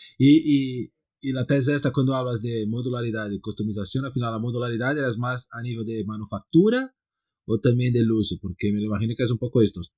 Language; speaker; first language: Spanish; non-native, fluent; Portuguese